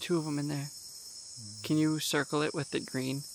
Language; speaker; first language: English; native; English